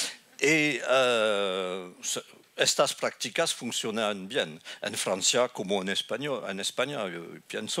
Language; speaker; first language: Spanish; non-native, fluent; French